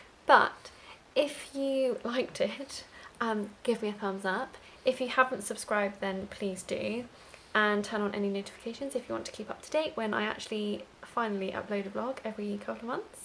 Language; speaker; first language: English; native; English